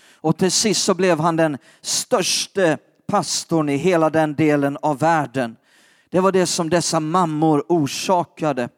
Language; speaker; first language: Swedish; native; Swedish